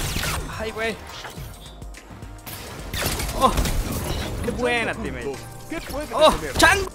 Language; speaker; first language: Spanish; native; Spanish